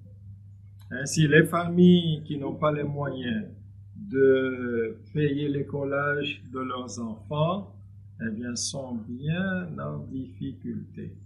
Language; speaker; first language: French; non-native, local second language; Haitian Creole